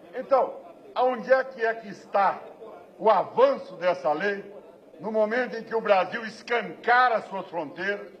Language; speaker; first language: Portuguese; native; Portuguese